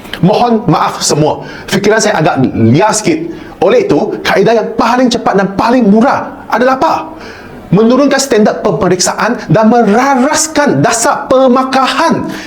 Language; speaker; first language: Malay; non-native, local second language; Chinese